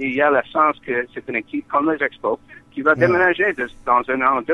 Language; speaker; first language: French; non-native, learner; English